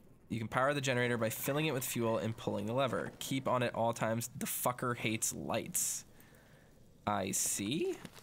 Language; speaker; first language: English; native; English